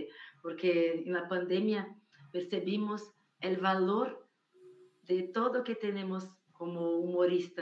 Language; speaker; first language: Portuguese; non-native, fluent; Spanish